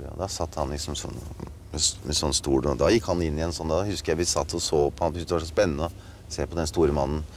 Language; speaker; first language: Norwegian; native; Norwegian